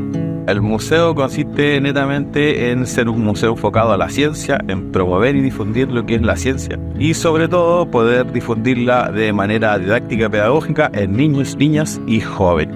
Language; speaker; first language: Spanish; native; Spanish